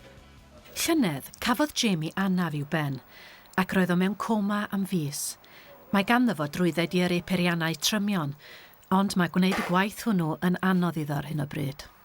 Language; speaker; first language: Welsh; native; Welsh